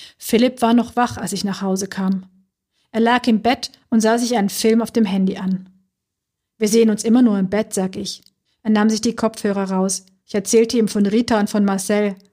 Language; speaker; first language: German; early bilingual, other home language; Turkish